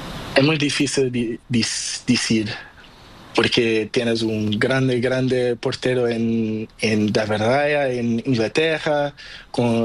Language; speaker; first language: Spanish; non-native, learner; Portuguese